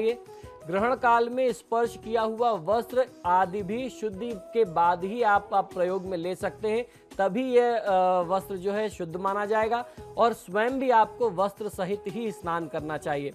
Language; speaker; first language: Hindi; native; Hindi